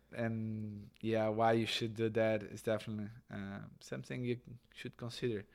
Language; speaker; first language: English; non-native, fluent; Portuguese